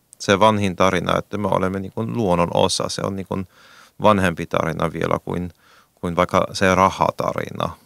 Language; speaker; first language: Finnish; non-native, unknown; German